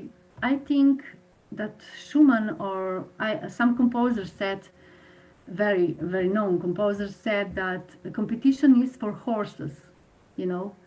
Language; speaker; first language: English; non-native, fluent; Slovenian